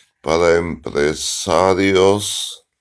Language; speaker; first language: Spanish; non-native, learner; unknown